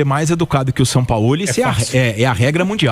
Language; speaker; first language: Portuguese; native; Portuguese